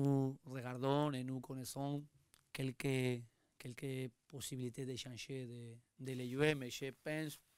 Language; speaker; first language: French; non-native, learner; Spanish